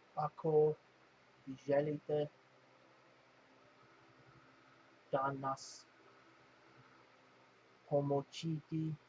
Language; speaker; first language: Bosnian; non-native, learner; English